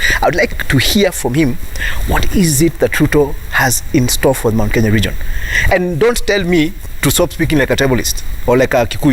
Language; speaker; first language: English; non-native, local second language; Kikuyu